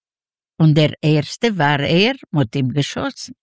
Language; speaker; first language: German; non-native, learner; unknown